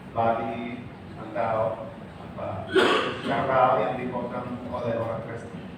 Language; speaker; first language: Indonesian; non-native, fluent; English